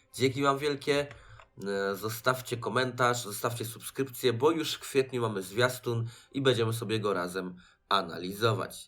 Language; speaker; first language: Polish; native; Polish